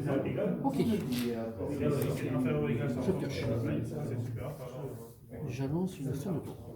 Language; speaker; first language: French; native; French